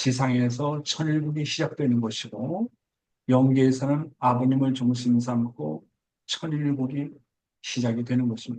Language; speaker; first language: Korean; native; Korean